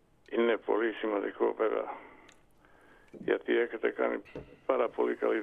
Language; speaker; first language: Greek; non-native, fluent; Bosnian